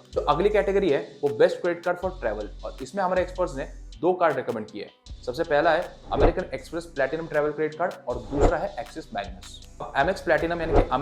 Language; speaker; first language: Hindi; native; Hindi